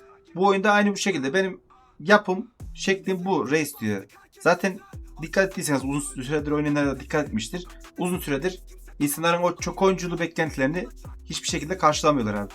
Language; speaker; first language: Turkish; native; Turkish